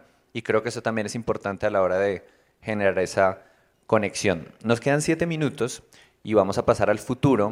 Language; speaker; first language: Spanish; native; Spanish